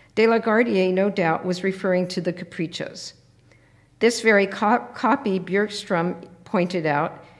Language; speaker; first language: English; native; English